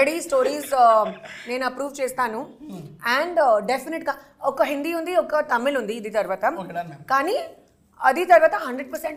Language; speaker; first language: Telugu; non-native, learner; Hindi